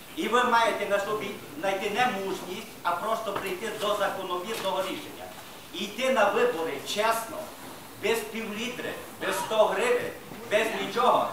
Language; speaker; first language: Ukrainian; native; Ukrainian